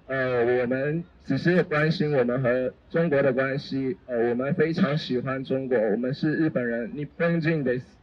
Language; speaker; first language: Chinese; non-native, fluent; Japanese